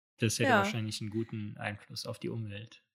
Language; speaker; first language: German; native; German